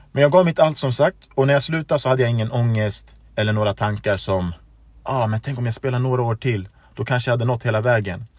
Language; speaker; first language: Swedish; early bilingual, other home language; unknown